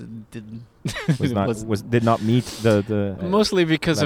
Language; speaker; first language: English; non-native, fluent; Portuguese